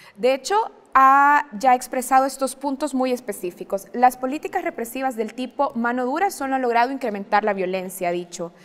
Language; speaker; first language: Spanish; native; Spanish